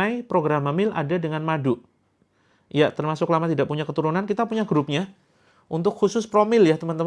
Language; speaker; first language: Indonesian; native; Indonesian